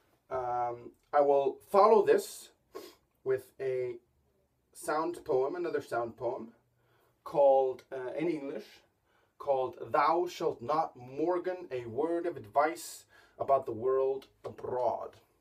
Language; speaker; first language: English; non-native, fluent; Icelandic